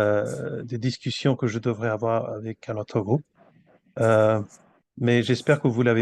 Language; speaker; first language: French; non-native, fluent; Bangla